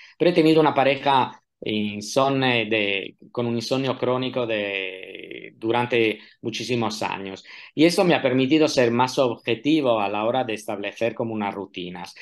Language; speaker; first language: Spanish; non-native, fluent; Italian